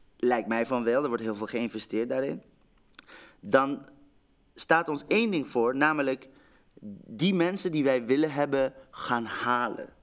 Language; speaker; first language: Dutch; early bilingual, other home language; Persian